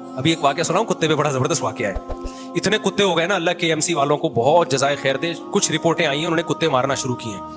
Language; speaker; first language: Urdu; native; Urdu